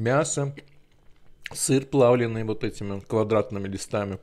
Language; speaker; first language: Russian; non-native, local second language; Azerbaijani